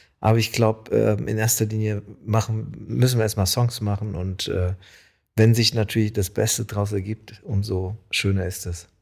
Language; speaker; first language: German; early bilingual, other home language; Polish